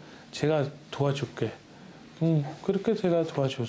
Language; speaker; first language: Korean; non-native, learner; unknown